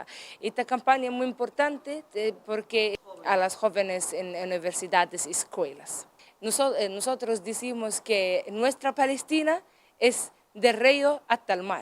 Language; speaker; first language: Spanish; non-native, learner; Arabic